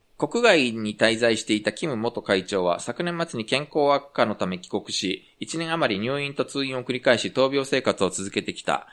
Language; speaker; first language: Japanese; native; Japanese